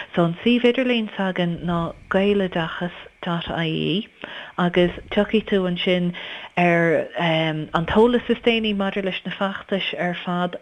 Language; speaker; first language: Irish; native; Irish